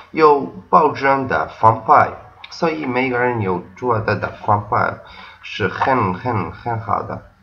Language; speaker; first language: Chinese; non-native, learner; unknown